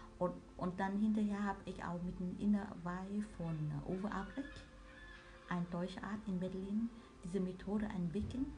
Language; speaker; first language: German; non-native, learner; Vietnamese